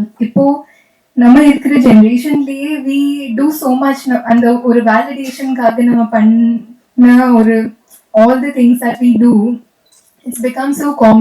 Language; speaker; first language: Tamil; non-native, learner; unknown